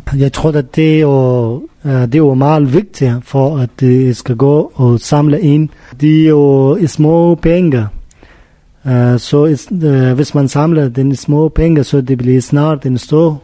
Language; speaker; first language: Danish; non-native, learner; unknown